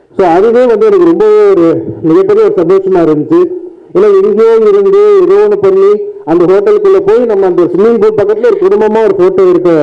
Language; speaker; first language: Tamil; native; Tamil